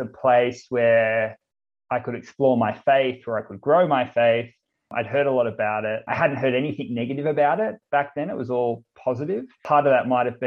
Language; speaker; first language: English; native; English